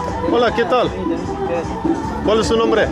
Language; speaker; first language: Spanish; non-native, learner; English